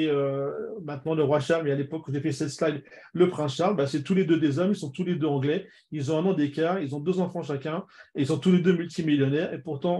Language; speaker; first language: French; native; French